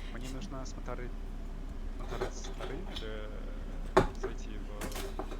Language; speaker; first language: Russian; non-native, learner; English